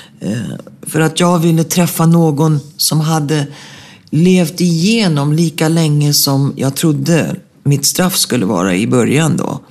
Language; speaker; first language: Swedish; native; Swedish